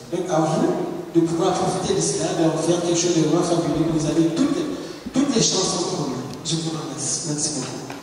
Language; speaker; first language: French; non-native, local second language; Lingala